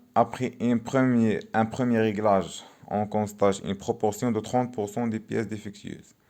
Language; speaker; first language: French; non-native, local second language; Arabic